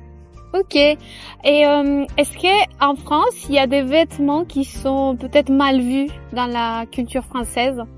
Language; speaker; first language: French; non-native, fluent; Spanish